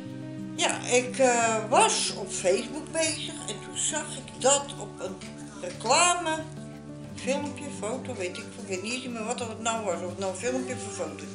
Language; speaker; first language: Dutch; native; Dutch